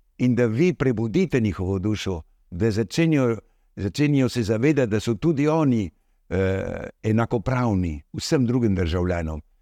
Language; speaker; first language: Slovenian; early bilingual, heritage; Slovenian